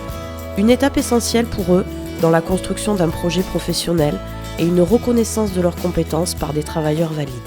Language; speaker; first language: French; native; French